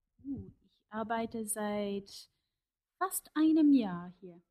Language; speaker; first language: German; non-native, fluent; English